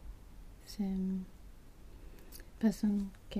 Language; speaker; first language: French; non-native, learner; Swedish